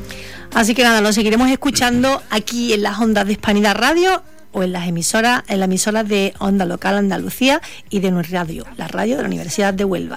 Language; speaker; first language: Spanish; native; Spanish